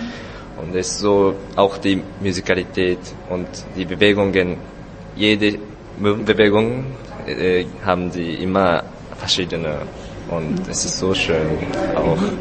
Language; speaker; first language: German; non-native, learner; Japanese